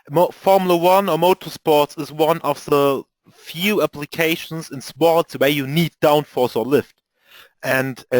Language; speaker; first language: English; non-native, fluent; German